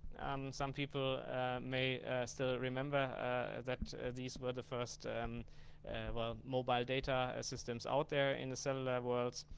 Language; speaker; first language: English; non-native, fluent; German